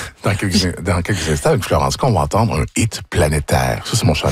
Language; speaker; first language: French; native; French